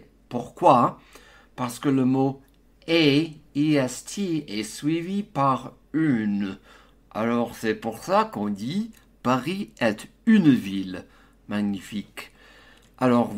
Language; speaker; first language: French; non-native, fluent; English